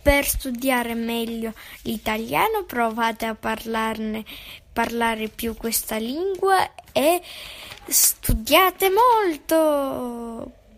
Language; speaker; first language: Italian; early bilingual, other home language; Russian